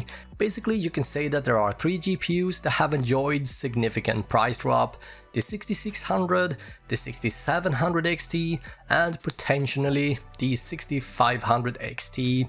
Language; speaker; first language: English; native; English